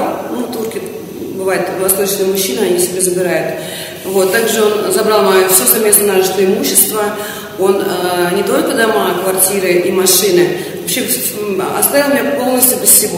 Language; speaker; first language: Russian; native; Russian